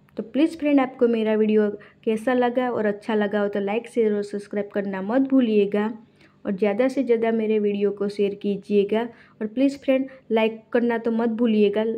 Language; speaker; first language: Hindi; non-native, local second language; Gujarati